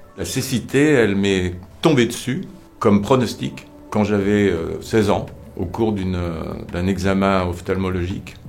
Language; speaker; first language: French; native; French